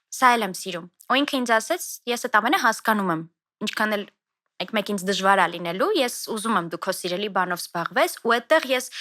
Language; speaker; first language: Armenian; native; Armenian